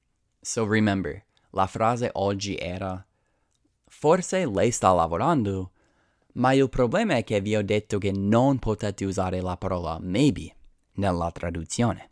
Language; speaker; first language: Italian; non-native, fluent; English